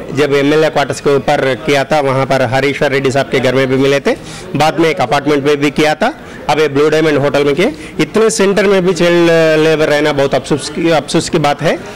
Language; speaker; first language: Hindi; non-native, local second language; Telugu